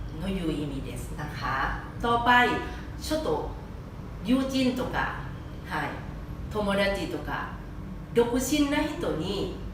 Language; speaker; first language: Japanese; non-native, fluent; Thai